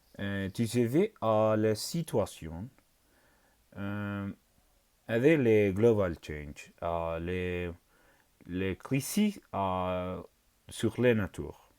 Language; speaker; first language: French; non-native, learner; Spanish